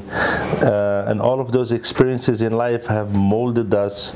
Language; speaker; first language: English; early bilingual, other home language; Arabic